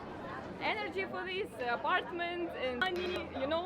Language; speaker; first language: English; non-native, learner; Ukrainian